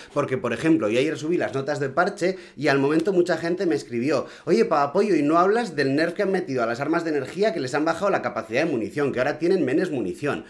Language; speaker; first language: Spanish; native; Spanish